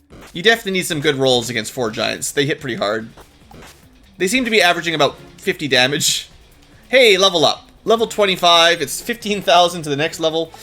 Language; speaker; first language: English; native; English